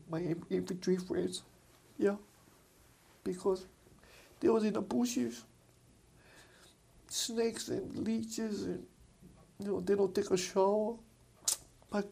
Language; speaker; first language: English; native; English